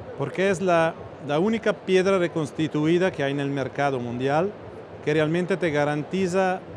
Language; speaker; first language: Spanish; non-native, fluent; Italian